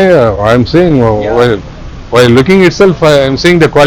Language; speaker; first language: English; non-native, learner; Tamil